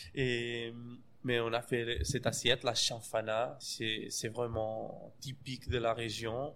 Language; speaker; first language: French; non-native, fluent; Portuguese